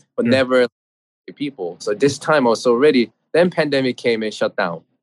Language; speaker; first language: English; non-native, fluent; Korean